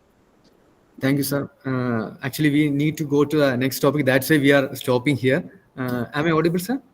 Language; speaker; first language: English; non-native, local second language; Malayalam